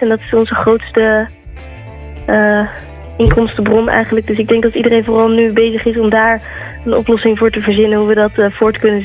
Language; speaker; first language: Dutch; native; Dutch